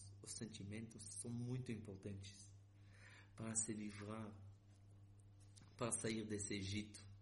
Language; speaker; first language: Portuguese; non-native, fluent; Hebrew